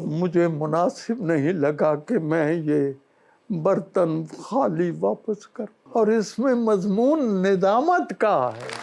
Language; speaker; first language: Urdu; non-native, local second language; Punjabi